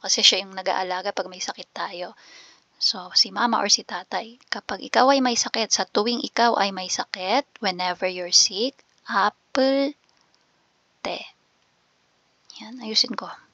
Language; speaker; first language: Filipino; native; Filipino